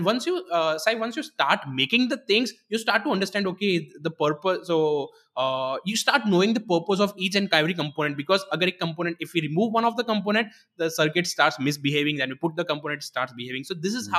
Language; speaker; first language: English; non-native, local second language; Gujarati